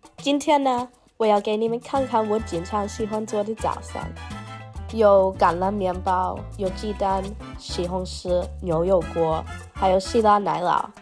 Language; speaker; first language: Chinese; non-native, fluent; English